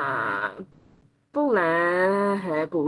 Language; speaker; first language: Chinese; non-native, learner; Burmese